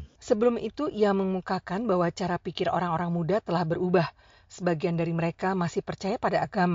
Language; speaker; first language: Indonesian; native; Indonesian